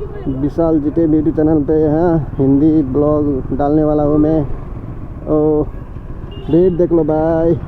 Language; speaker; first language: Hindi; non-native, learner; Nepali